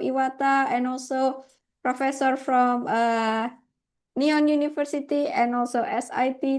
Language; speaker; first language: English; non-native, fluent; Indonesian